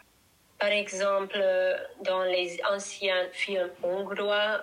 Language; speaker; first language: French; non-native, learner; Hungarian